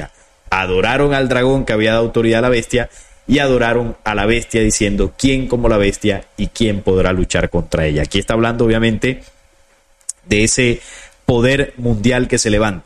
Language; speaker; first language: Spanish; native; Spanish